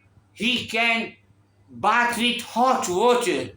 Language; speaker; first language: English; non-native, local second language; Urdu